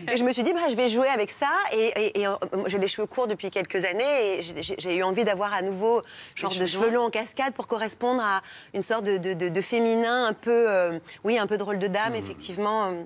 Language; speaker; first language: French; native; French